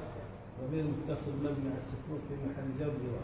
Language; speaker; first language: Arabic; native; Arabic